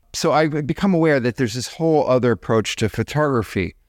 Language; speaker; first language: English; native; English